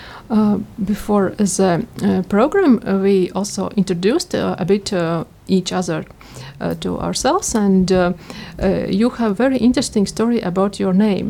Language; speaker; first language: English; non-native, learner; Latvian